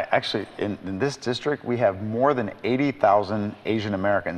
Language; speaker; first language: English; native; English